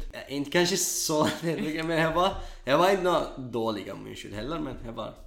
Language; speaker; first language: Swedish; non-native, learner; Kurdish